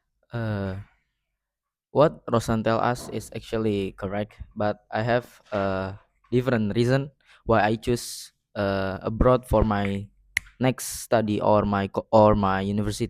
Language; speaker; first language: English; non-native, learner; Indonesian